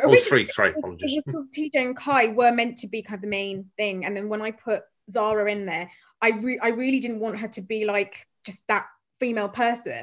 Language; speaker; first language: English; native; English